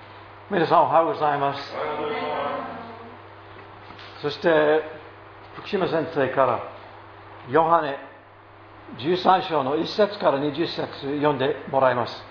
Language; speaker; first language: Japanese; non-native, fluent; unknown